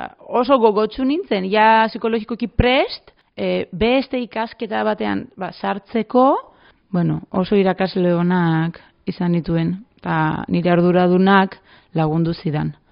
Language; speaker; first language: Basque; non-native, fluent; Greek